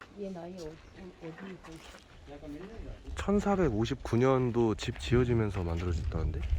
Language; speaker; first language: Korean; native; Korean